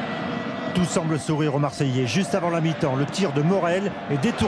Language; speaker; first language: French; native; French